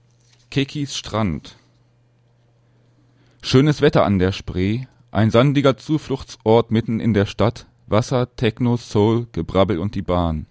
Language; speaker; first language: German; native; German